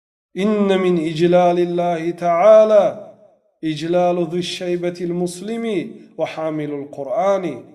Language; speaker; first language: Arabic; non-native, fluent; Tajik